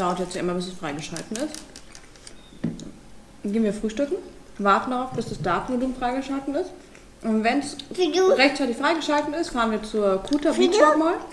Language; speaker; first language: German; native; German